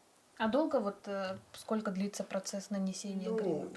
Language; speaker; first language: Russian; native; Russian